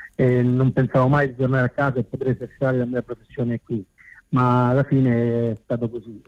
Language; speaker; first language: Italian; native; Italian